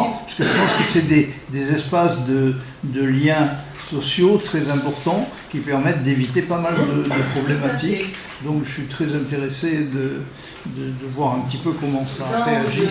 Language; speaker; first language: French; native; French